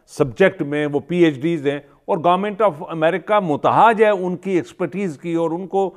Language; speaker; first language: Hindi; native; Hindi